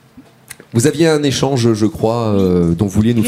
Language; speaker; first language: French; native; French